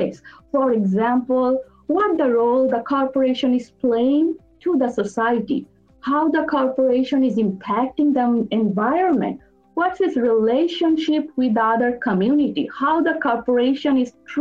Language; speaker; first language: English; non-native, local second language; Bangla